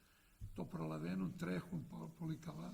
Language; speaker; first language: Greek; non-native, fluent; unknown